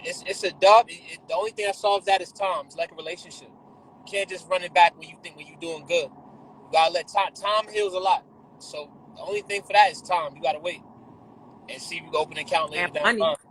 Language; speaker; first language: English; native; English